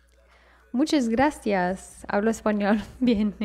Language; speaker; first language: Spanish; non-native, learner; English